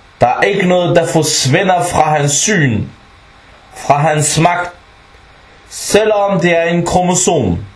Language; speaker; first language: Danish; non-native, fluent; Arabic